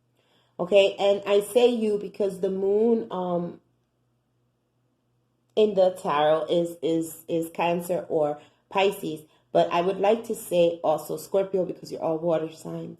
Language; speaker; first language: English; native; English